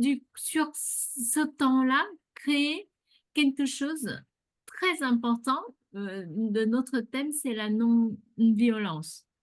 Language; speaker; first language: French; non-native, fluent; Vietnamese